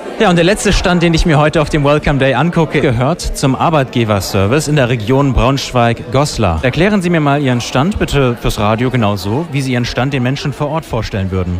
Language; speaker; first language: German; native; German